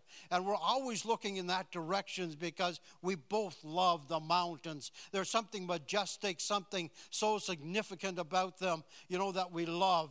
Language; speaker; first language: English; native; English